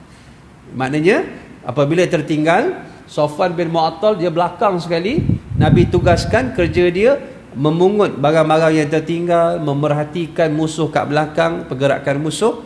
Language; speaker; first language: Malay; native; Malay